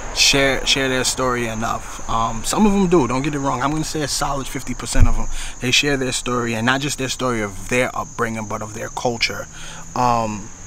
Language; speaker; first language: English; native; English